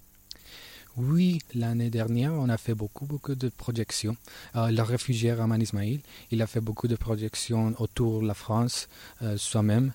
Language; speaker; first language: French; non-native, learner; Spanish